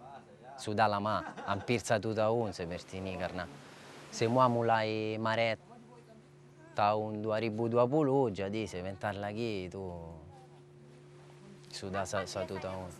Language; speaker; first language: Indonesian; non-native, learner; Italian